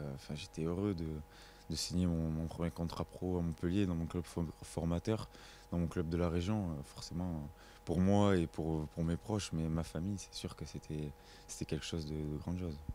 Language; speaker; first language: French; native; French